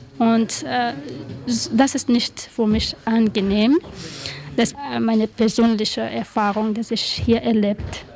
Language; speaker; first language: German; non-native, learner; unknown